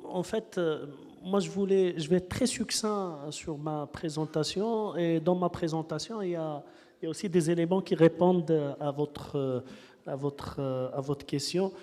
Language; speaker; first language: French; non-native, local second language; Arabic